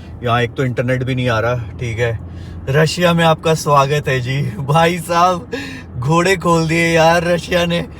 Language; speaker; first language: Hindi; native; Hindi